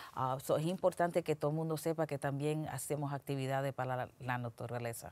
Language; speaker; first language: Spanish; early bilingual, heritage; Spanish